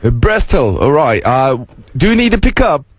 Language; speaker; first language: English; non-native, fluent; Lithuanian